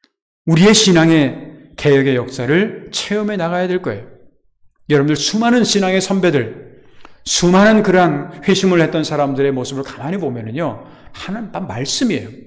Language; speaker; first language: Korean; native; Korean